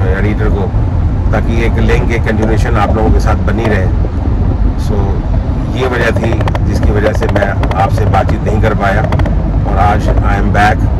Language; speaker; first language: Hindi; non-native, local second language; Punjabi